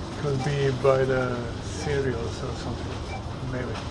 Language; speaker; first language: English; non-native, fluent; Swedish